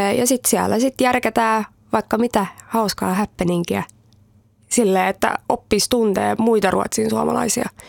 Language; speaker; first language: Finnish; early bilingual, heritage; Finnish